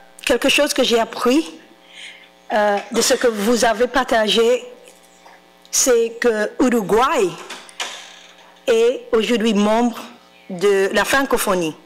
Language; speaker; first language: French; non-native, fluent; English